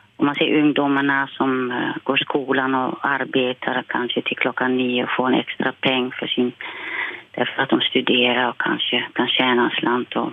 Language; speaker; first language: Swedish; non-native, fluent; Dutch